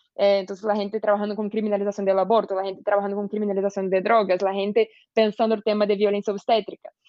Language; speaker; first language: Spanish; non-native, fluent; Portuguese